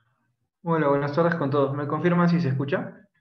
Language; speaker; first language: Spanish; native; Spanish